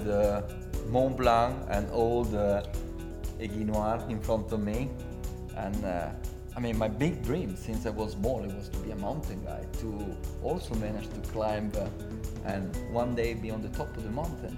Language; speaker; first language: English; non-native, fluent; Italian